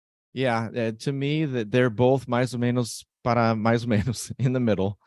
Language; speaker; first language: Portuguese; non-native, fluent; English